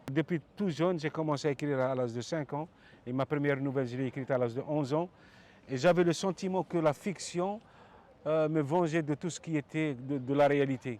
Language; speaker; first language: French; non-native, local second language; Arabic